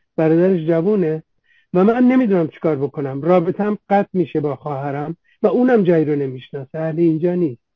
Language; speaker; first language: Persian; non-native, local second language; Central Kurdish